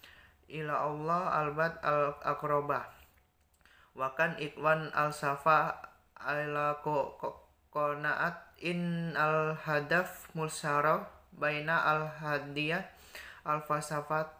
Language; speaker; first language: Arabic; non-native, learner; Indonesian